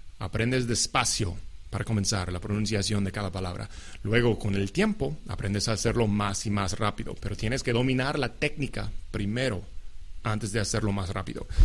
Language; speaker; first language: Spanish; non-native, fluent; English